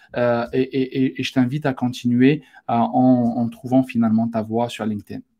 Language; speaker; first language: French; non-native, local second language; Arabic